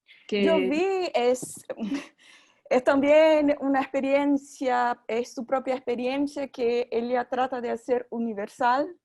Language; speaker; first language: Spanish; non-native, fluent; Portuguese